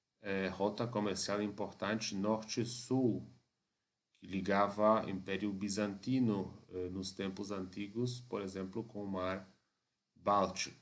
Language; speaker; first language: Portuguese; non-native, fluent; Polish